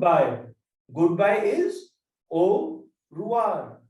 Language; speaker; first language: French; non-native, learner; Hindi